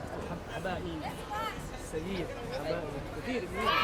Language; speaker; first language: Arabic; non-native, learner; Indonesian